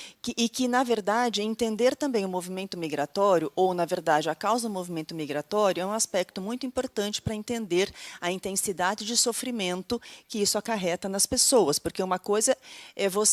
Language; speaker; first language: Portuguese; native; Portuguese